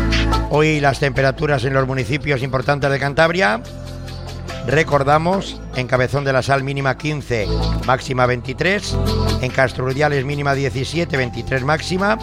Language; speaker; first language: Spanish; native; Spanish